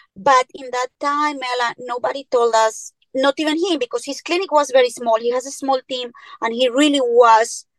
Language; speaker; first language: English; non-native, fluent; Spanish